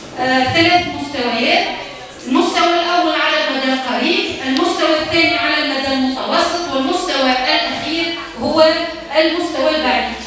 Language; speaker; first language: Arabic; native; Arabic